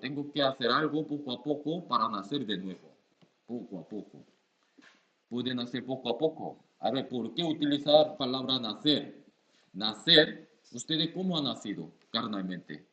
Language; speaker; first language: Spanish; non-native, learner; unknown